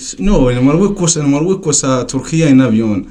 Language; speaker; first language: Spanish; non-native, learner; Tachelhit